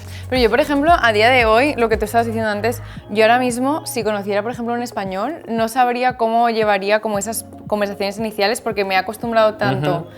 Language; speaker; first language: Spanish; native; Spanish